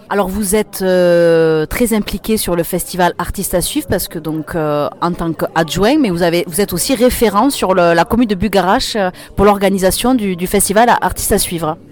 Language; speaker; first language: French; native; French